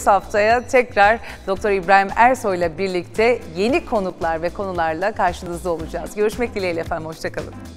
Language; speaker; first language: Turkish; native; Turkish